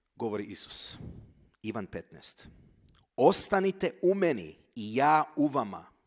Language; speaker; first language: Croatian; early bilingual, heritage; Croatian